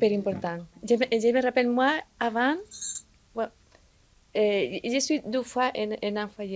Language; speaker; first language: French; non-native, learner; Spanish